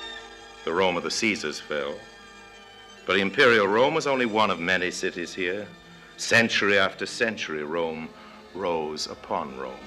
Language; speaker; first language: English; native; English